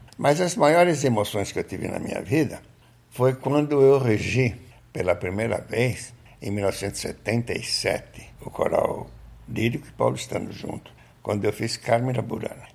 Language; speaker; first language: Portuguese; native; Portuguese